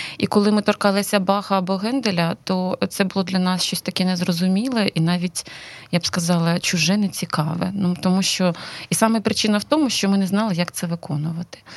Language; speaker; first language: Ukrainian; non-native, local second language; Russian